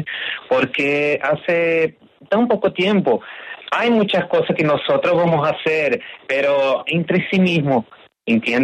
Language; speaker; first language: Spanish; non-native, learner; Portuguese